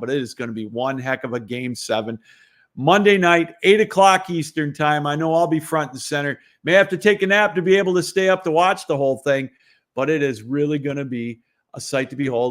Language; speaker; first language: English; native; English